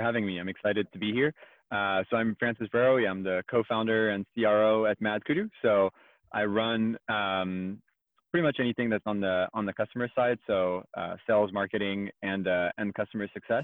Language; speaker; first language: English; non-native, fluent; French